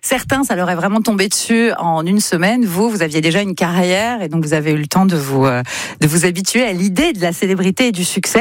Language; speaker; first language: French; native; French